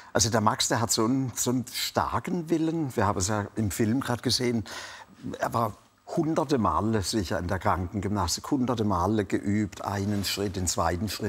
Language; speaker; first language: German; native; German